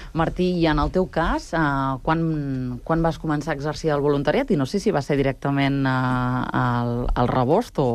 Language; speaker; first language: Catalan; native; Catalan